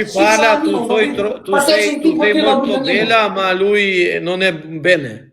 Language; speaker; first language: Italian; non-native, learner; Albanian